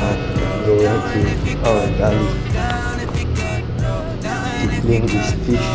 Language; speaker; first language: English; non-native, local second language; Filipino